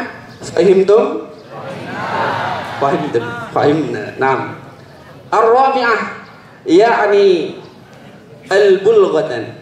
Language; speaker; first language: Arabic; non-native, learner; Indonesian